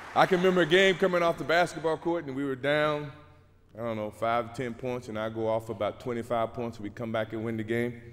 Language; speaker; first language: English; native; English